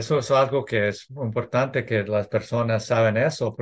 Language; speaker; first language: Spanish; early bilingual, heritage; English